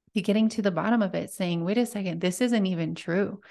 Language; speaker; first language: English; native; English